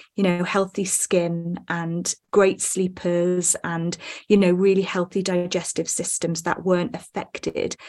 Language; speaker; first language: English; native; English